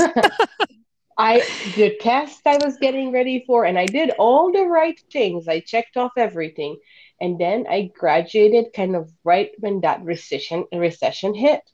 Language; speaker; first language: English; non-native, fluent; Bosnian